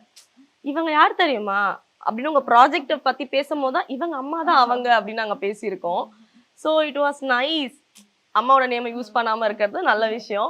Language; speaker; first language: Tamil; native; Tamil